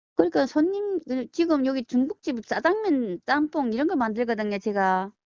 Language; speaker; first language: Korean; early bilingual, heritage; Korean